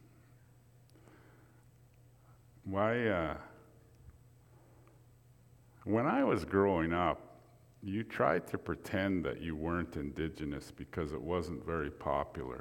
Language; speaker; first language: English; native; English